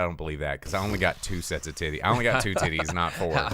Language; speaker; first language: English; native; English